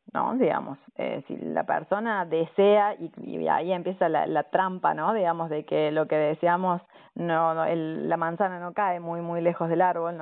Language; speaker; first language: Spanish; native; Spanish